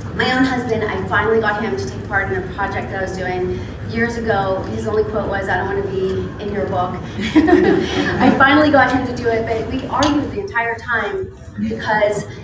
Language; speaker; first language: English; native; English